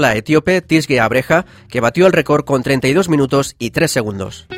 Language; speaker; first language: Spanish; native; Spanish